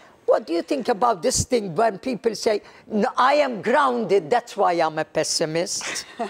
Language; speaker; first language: English; non-native, local second language; Maltese